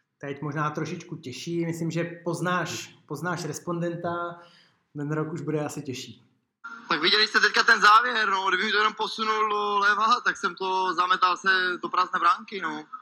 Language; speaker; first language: Czech; native; Czech